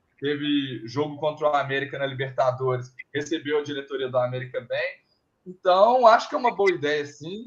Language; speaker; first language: Portuguese; native; Portuguese